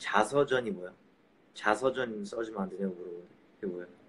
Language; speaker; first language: Korean; early bilingual, heritage; Korean